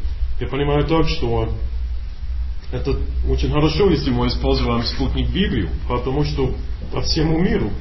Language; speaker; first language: Russian; non-native, learner; English